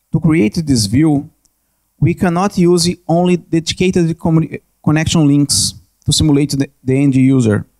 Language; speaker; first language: English; non-native, learner; Portuguese